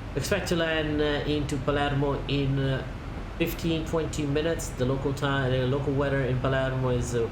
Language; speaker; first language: English; non-native, fluent; Italian